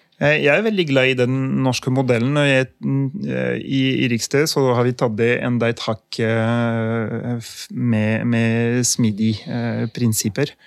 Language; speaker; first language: Norwegian; non-native, fluent; French